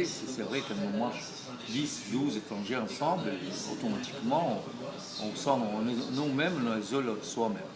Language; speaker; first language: French; non-native, learner; Arabic